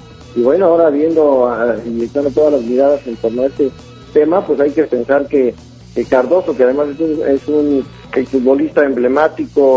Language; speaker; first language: Spanish; native; Spanish